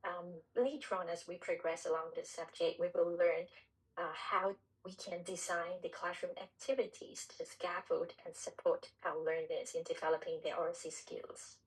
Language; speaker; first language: English; non-native, fluent; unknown